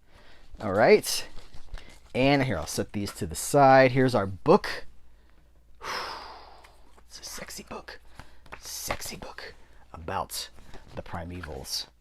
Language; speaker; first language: English; native; English